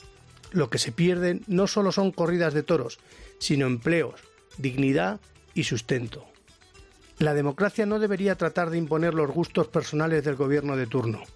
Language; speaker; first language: Spanish; native; Spanish